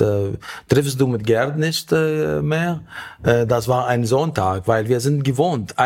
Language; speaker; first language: German; non-native, learner; Arabic